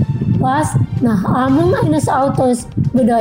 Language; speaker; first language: German; non-native, fluent; Indonesian